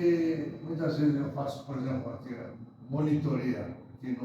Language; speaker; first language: Portuguese; early bilingual, other home language; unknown